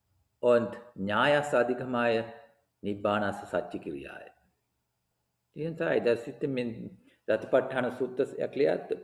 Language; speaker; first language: German; non-native, fluent; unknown